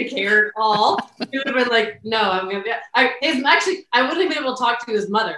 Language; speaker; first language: English; native; English